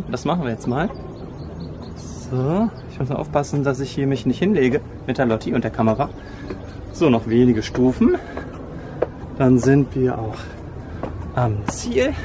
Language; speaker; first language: German; native; German